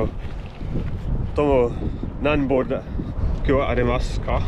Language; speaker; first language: Japanese; non-native, learner; English